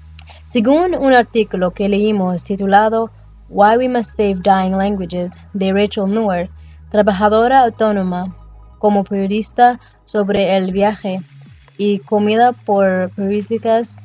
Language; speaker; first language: Spanish; non-native, learner; English